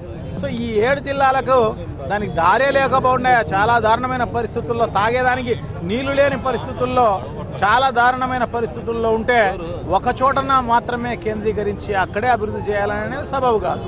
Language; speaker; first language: Telugu; native; Telugu